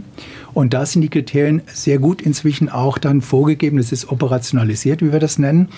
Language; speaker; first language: German; native; German